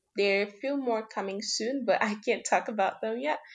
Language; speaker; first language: English; non-native, fluent; French